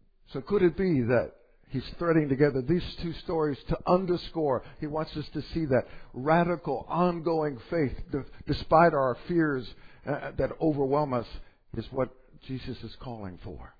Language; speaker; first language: English; native; English